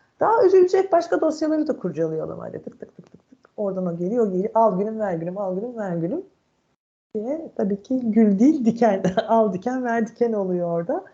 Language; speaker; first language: Turkish; native; Turkish